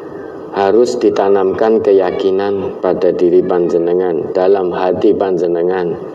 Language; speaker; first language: Indonesian; non-native, local second language; Javanese